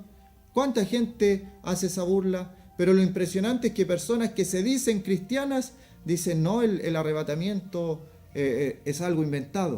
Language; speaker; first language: Spanish; native; Spanish